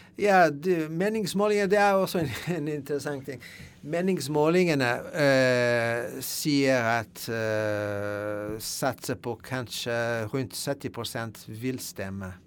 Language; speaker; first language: Norwegian; non-native, fluent; French